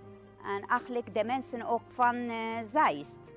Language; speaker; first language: Dutch; non-native, learner; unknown